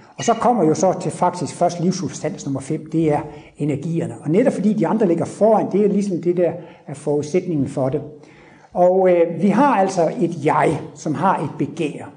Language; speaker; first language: Danish; native; Danish